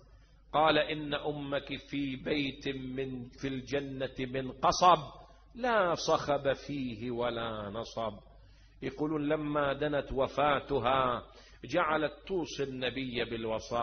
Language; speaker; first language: Arabic; native; Arabic